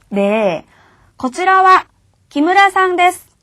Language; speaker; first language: Japanese; non-native, fluent; Korean